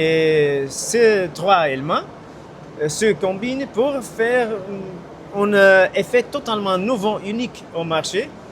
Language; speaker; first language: French; non-native, fluent; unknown